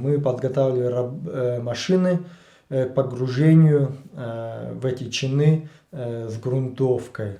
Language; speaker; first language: Russian; native; Russian